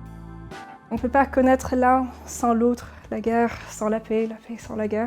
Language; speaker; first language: French; early bilingual, heritage; English